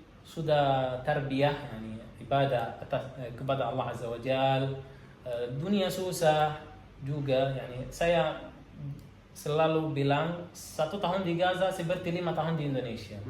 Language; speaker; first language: Indonesian; non-native, learner; Arabic